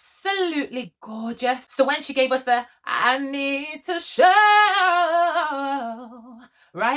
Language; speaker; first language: English; native; English